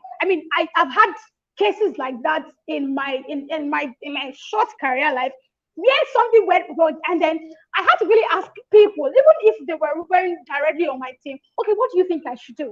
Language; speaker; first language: English; non-native, local second language; Yoruba